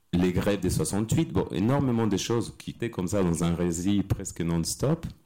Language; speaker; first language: French; non-native, fluent; Spanish